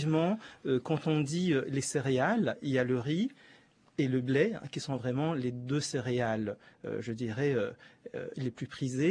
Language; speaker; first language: French; native; French